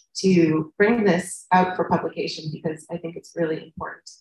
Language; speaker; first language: English; native; English